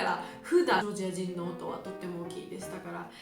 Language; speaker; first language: Japanese; non-native, learner; Georgian